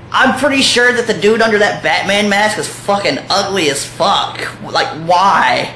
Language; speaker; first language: English; native; English